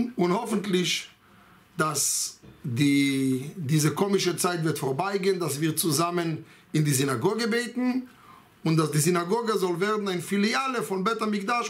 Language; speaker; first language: German; non-native, fluent; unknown